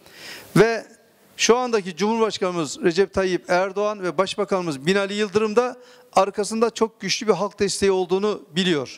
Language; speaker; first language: Turkish; native; Turkish